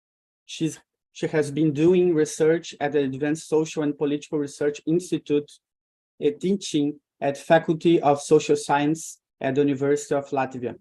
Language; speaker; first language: English; non-native, fluent; Portuguese